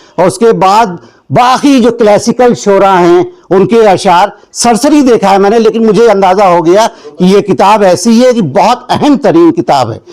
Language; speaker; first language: Urdu; native; Urdu